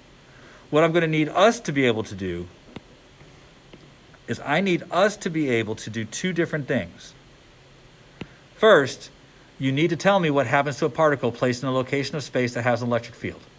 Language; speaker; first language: English; native; English